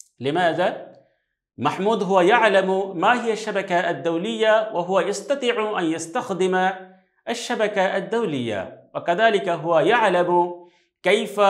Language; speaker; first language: Arabic; non-native, fluent; Bangla